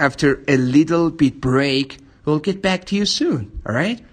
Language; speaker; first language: English; non-native, fluent; Persian